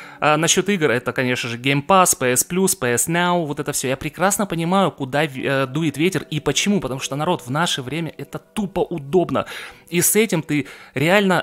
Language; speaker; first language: Russian; native; Russian